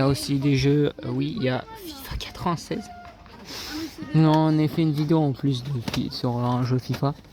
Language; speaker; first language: French; native; French